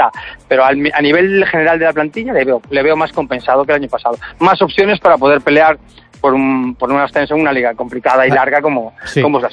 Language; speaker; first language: Spanish; native; Spanish